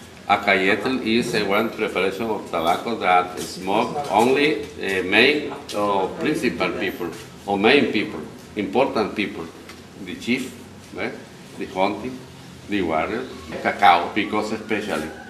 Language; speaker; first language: English; non-native, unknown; Spanish